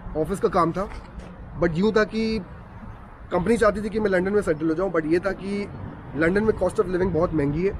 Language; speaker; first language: Hindi; native; Hindi